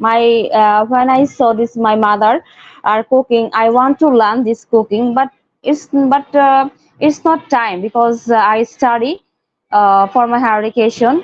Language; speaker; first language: English; non-native, learner; Bangla